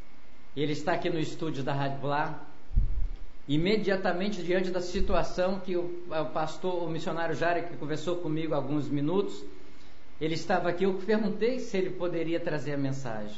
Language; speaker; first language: Portuguese; native; Portuguese